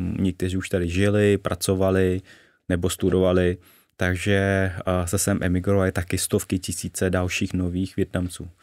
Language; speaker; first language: Czech; early bilingual, other home language; Vietnamese